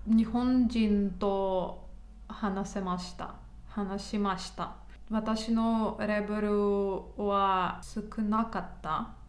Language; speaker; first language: Japanese; non-native, learner; Ukrainian